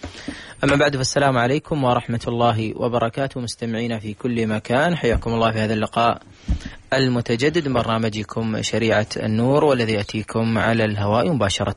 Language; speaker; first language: Arabic; native; Arabic